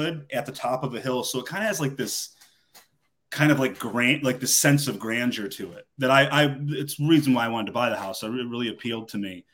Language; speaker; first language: English; native; English